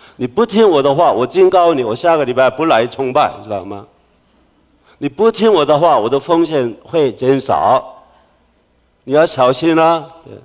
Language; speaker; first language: Chinese; non-native, fluent; Korean